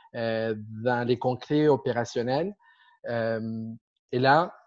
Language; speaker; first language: French; non-native, fluent; Spanish